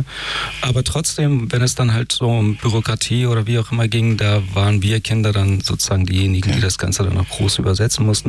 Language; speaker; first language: German; early bilingual, other home language; Persian